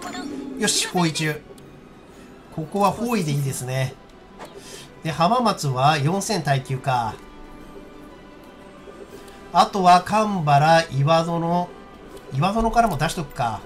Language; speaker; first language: Japanese; native; Japanese